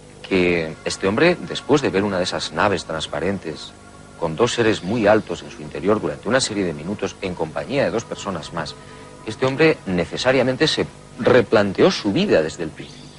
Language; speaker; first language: Spanish; native; Spanish